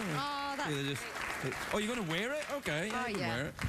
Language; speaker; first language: English; native; English